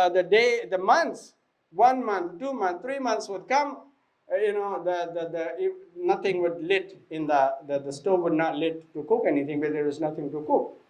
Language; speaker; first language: English; non-native, fluent; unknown